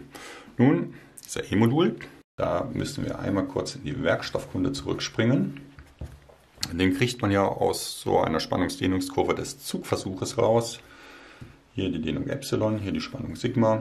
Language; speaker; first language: German; native; German